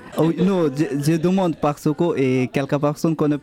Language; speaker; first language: French; non-native, learner; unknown